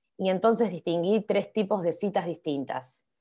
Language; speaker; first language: Spanish; native; Spanish